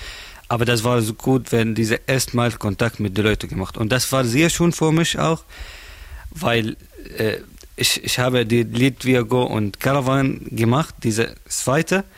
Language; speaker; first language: German; non-native, learner; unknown